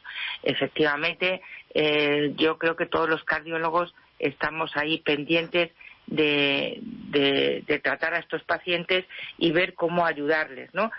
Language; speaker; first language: Spanish; native; Spanish